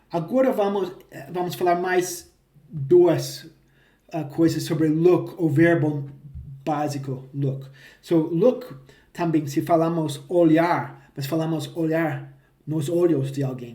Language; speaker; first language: Portuguese; non-native, fluent; English